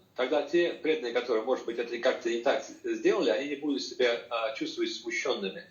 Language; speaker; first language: Russian; native; Russian